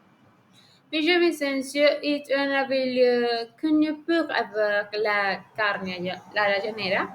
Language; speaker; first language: French; non-native, learner; Spanish